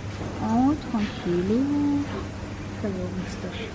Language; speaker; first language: French; native; French